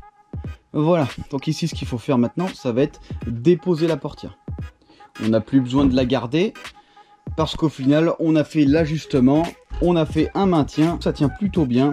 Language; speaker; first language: French; native; French